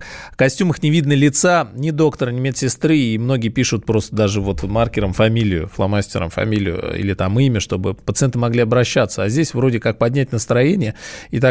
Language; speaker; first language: Russian; native; Russian